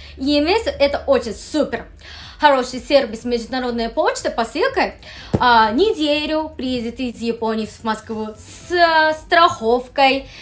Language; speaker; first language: Russian; non-native, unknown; Japanese